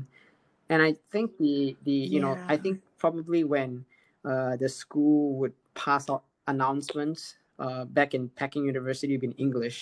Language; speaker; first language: English; native; English